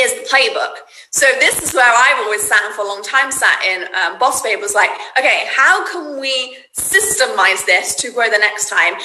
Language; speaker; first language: English; native; English